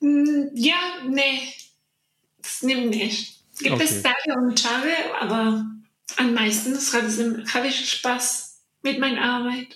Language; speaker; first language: German; non-native, learner; Spanish